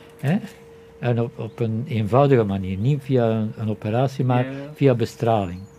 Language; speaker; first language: Dutch; native; Dutch